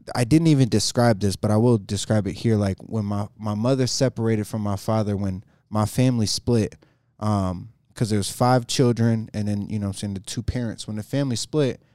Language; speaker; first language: English; native; English